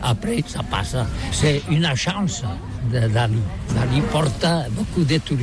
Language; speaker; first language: French; non-native, learner; Catalan